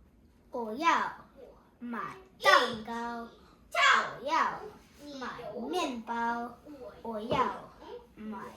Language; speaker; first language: Chinese; non-native, learner; English